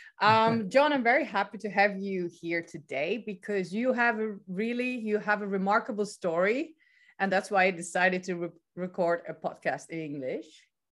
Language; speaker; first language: English; non-native, fluent; Dutch